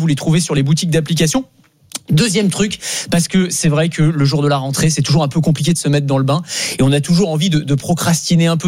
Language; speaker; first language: French; native; French